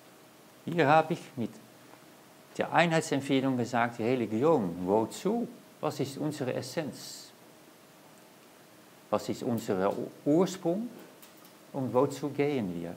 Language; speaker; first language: German; non-native, learner; Dutch